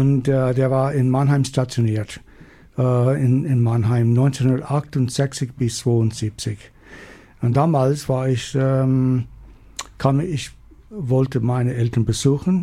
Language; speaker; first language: German; non-native, learner; English